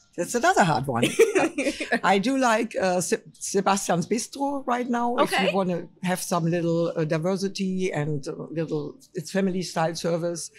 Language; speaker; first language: English; non-native, fluent; German